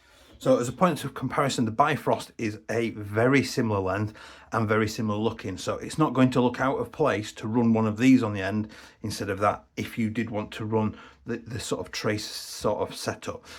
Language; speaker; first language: English; native; English